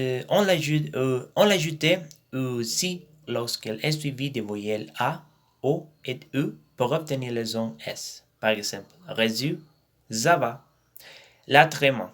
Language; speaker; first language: French; non-native, learner; Spanish